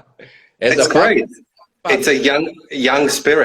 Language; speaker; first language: English; non-native, fluent; Italian